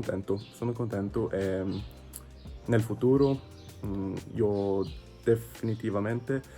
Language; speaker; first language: Italian; non-native, learner; English